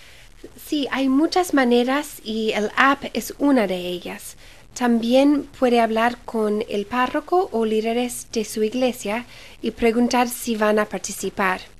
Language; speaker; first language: Spanish; early bilingual, heritage; Spanish